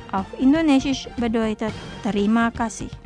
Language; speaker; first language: German; non-native, fluent; Indonesian